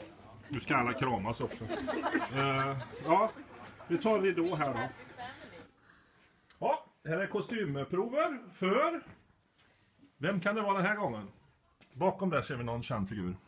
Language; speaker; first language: Swedish; native; Swedish